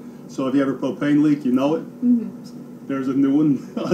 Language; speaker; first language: English; native; English